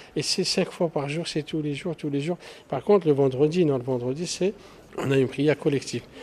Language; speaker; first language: French; non-native, local second language; Arabic